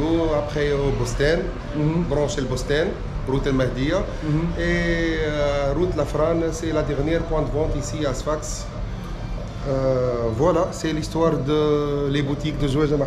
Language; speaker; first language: French; non-native, local second language; Arabic